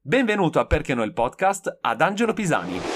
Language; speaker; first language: Italian; native; Italian